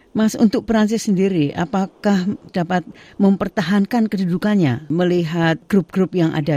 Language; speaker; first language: Indonesian; native; Indonesian